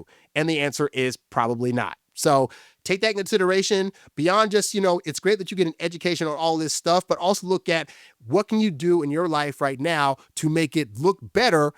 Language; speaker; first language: English; native; English